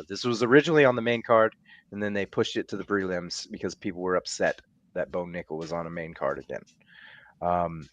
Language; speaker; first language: English; native; English